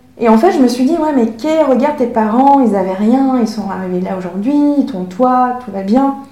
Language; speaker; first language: French; early bilingual, other home language; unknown